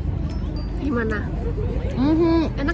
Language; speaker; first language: Indonesian; non-native, fluent; Japanese